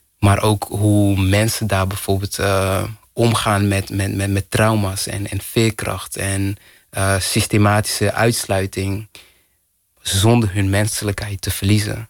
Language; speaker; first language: Dutch; non-native, fluent; Kinyarwanda